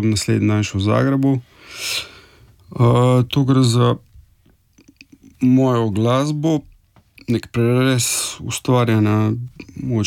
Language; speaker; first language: Slovenian; native; Slovenian